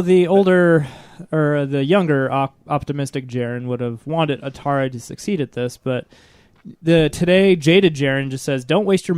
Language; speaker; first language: English; native; English